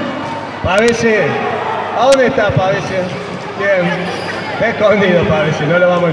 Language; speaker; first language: Spanish; native; Spanish